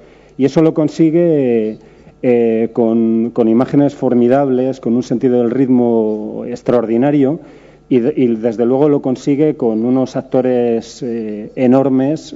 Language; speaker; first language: Spanish; native; Spanish